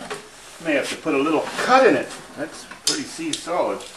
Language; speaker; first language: English; native; English